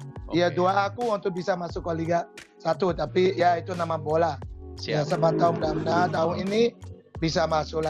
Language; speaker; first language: Indonesian; non-native, fluent; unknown